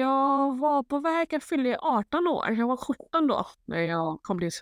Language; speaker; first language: Swedish; non-native, fluent; Thai